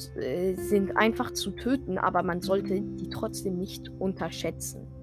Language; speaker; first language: German; non-native, fluent; French